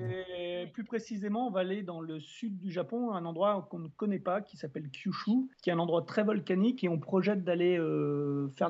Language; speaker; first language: French; native; French